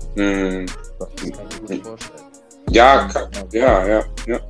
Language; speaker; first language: German; native; German